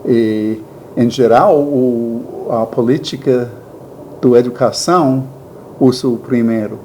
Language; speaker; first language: Portuguese; non-native, learner; English